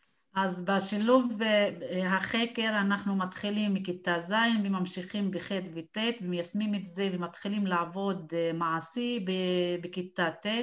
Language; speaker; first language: Hebrew; non-native, local second language; Arabic